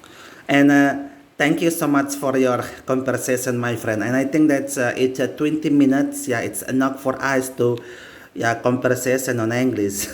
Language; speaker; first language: English; non-native, learner; Indonesian